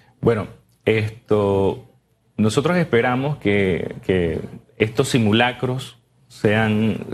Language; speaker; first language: Spanish; native; Spanish